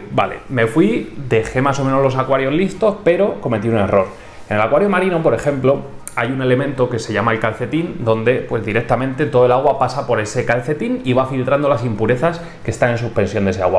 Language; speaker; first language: Spanish; native; Spanish